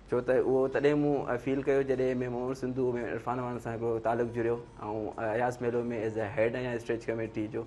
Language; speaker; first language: Sindhi; native; Sindhi